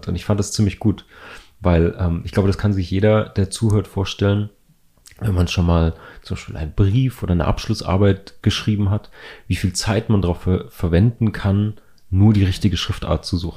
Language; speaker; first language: German; native; German